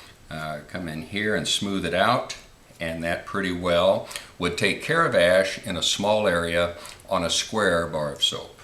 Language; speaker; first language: English; native; English